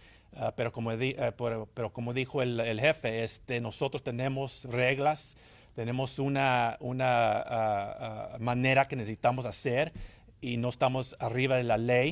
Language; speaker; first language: Spanish; early bilingual, heritage; English